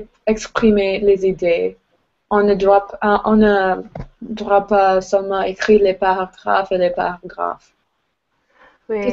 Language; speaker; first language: French; non-native, learner; English